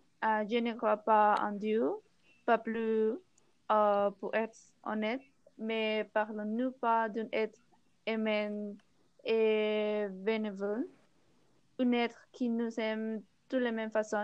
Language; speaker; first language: French; non-native, learner; Spanish